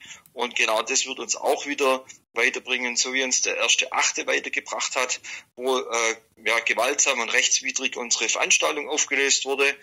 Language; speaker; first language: German; native; German